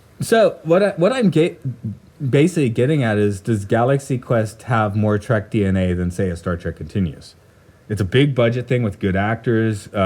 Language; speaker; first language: English; native; English